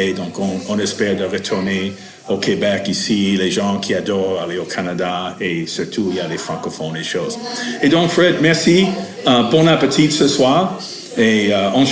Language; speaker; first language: French; non-native, fluent; English